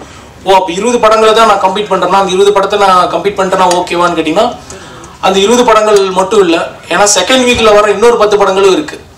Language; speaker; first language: Tamil; native; Tamil